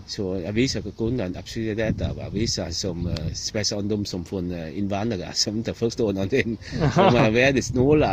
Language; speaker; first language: Swedish; non-native, learner; Vietnamese